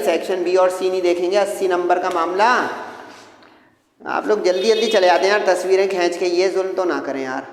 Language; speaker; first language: Urdu; native; Urdu